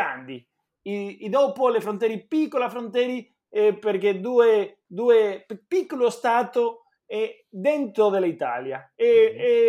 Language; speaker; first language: Italian; non-native, learner; Spanish